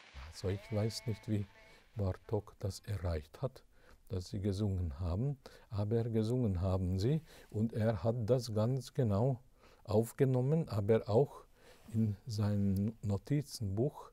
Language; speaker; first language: German; non-native, fluent; Hungarian